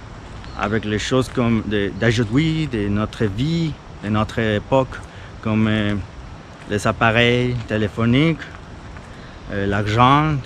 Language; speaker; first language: French; non-native, fluent; Spanish